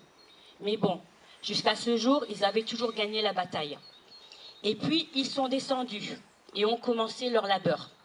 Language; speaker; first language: French; native; French